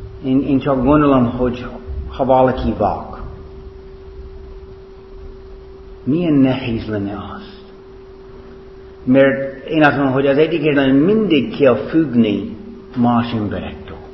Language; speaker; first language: Hungarian; non-native, fluent; English